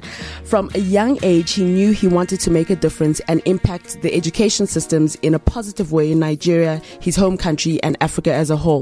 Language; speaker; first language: English; non-native, local second language; Ganda